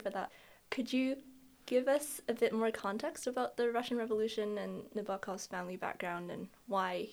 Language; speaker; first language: English; non-native, local second language; Cantonese